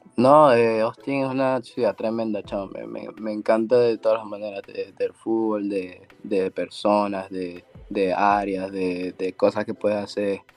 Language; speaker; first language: Spanish; native; Spanish